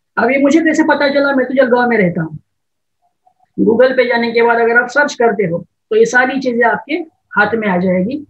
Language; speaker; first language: Hindi; non-native, local second language; Marathi